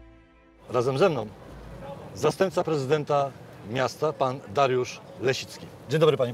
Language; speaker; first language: Polish; native; Polish